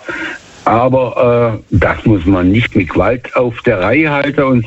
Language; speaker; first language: German; native; German